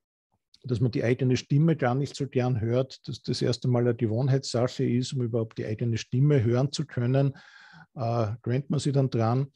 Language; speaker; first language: German; native; German